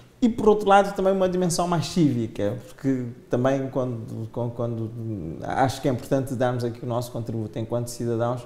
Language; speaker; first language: Portuguese; non-native, local second language; Kabuverdianu